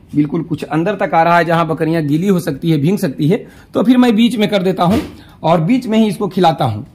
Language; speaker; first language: Hindi; native; Hindi